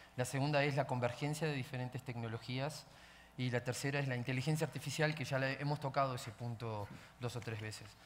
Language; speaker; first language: Spanish; native; Spanish